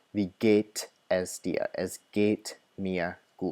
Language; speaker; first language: German; non-native, fluent; English